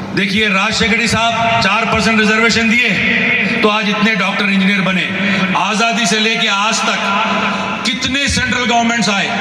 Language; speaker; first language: Urdu; native; Urdu